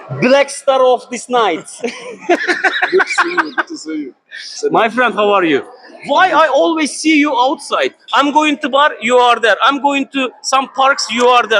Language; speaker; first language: English; non-native, learner; Turkish